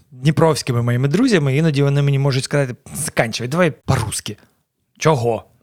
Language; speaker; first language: Ukrainian; non-native, local second language; Russian